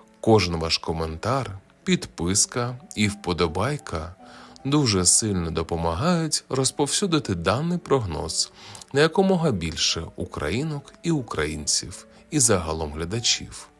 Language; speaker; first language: Ukrainian; native; Ukrainian